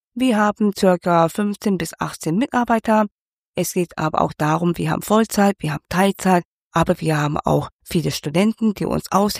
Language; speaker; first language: German; non-native, fluent; Cantonese